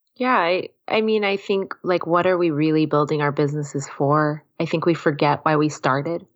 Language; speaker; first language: English; native; English